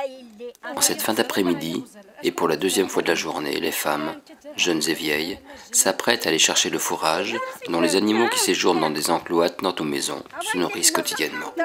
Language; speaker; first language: French; native; French